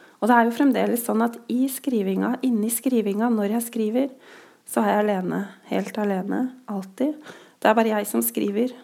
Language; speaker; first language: Norwegian; native; Norwegian